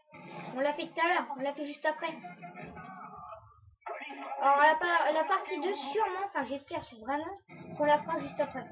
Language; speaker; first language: French; native; French